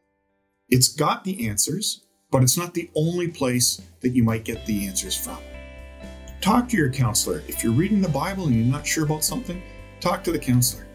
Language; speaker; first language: English; native; English